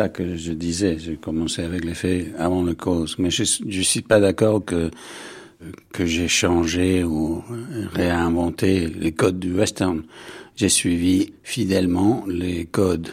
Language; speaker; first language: French; non-native, fluent; English